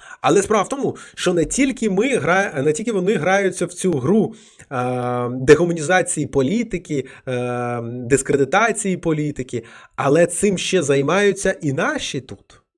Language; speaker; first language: Ukrainian; non-native, local second language; Russian